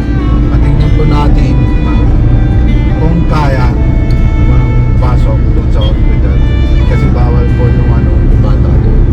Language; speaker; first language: Filipino; non-native, local second language; Cebuano